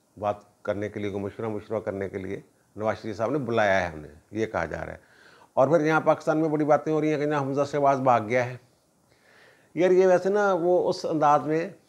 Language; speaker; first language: Urdu; non-native, local second language; Punjabi